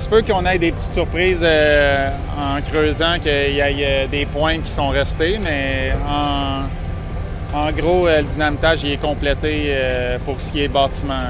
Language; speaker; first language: French; native; French